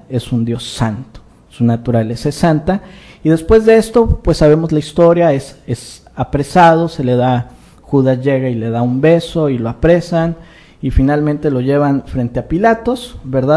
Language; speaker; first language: Spanish; native; Spanish